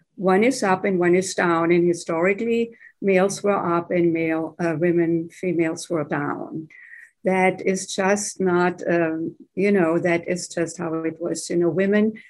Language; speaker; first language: English; non-native, fluent; German